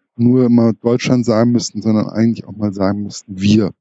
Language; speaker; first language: German; native; German